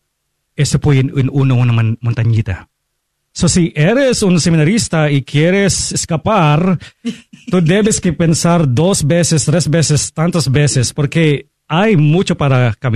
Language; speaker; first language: Spanish; non-native, fluent; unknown